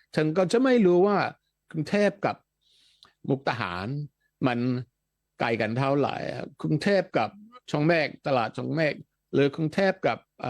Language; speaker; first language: Thai; non-native, fluent; Dutch